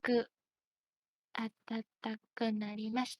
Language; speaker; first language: Japanese; non-native, learner; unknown